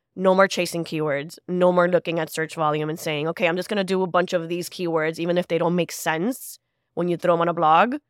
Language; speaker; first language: English; early bilingual, other home language; Spanish